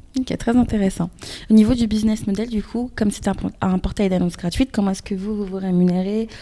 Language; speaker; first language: French; native; French